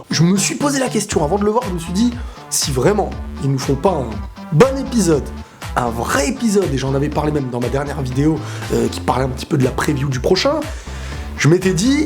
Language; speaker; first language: French; native; French